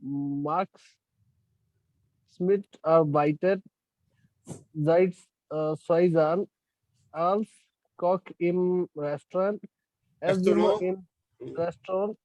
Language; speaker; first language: German; non-native, learner; Hindi